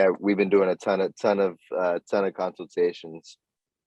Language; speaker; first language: English; native; English